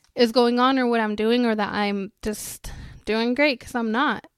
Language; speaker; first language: English; early bilingual, other home language; Spanish